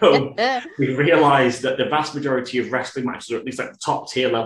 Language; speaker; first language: English; native; English